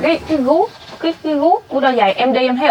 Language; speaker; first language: Vietnamese; native; Vietnamese